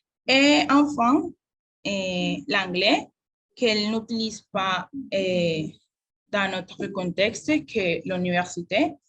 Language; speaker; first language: French; non-native, learner; Spanish